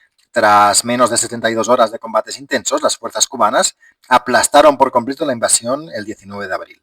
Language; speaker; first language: Spanish; native; Spanish